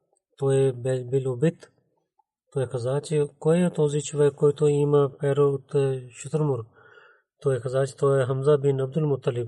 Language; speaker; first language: Bulgarian; non-native, learner; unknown